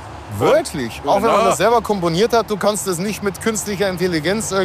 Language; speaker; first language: German; native; German